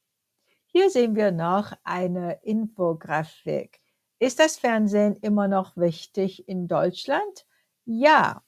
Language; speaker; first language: German; non-native, fluent; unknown